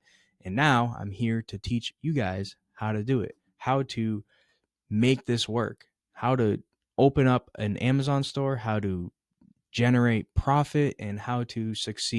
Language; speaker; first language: English; native; English